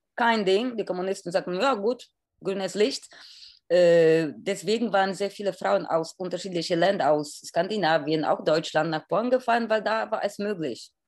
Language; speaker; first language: German; non-native, fluent; Polish